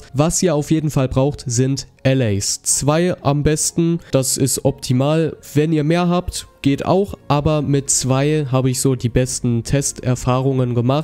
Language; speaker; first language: German; native; German